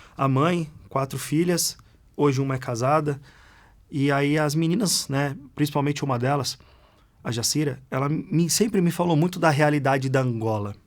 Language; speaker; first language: Portuguese; native; Portuguese